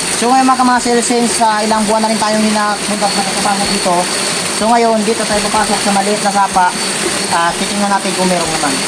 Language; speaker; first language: Filipino; native; Filipino